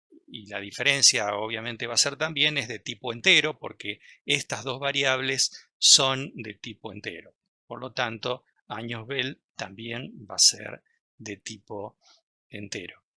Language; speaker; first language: Spanish; native; Spanish